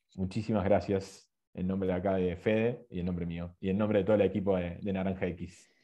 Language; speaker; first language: Spanish; native; Spanish